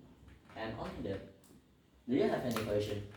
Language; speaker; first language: English; non-native, learner; Indonesian